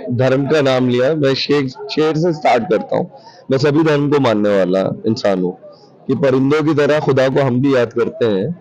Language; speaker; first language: Hindi; native; Hindi